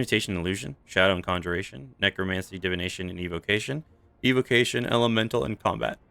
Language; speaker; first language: English; native; English